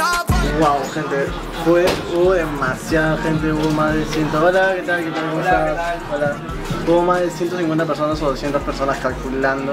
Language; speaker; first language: Spanish; native; Spanish